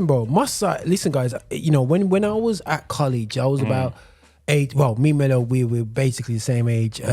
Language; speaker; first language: English; native; English